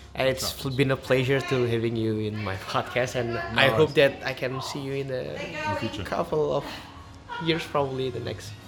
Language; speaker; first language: English; non-native, fluent; Indonesian